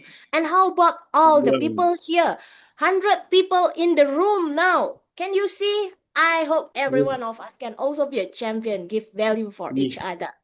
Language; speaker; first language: English; non-native, fluent; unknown